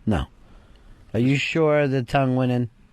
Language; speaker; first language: English; native; English